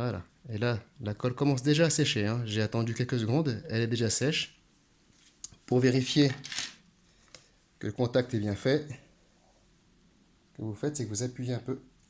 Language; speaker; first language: French; native; French